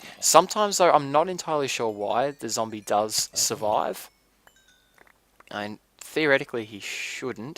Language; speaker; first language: English; native; English